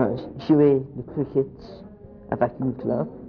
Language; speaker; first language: French; non-native, learner; English